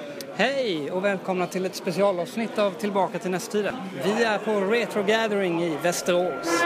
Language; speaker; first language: Swedish; native; Swedish